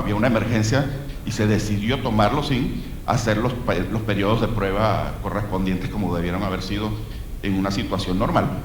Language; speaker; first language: Spanish; native; Spanish